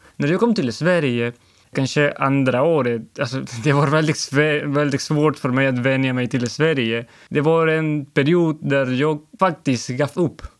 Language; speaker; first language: Swedish; non-native, fluent; Spanish